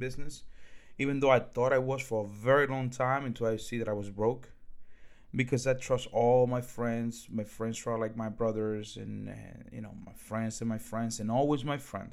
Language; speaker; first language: English; early bilingual, other home language; Spanish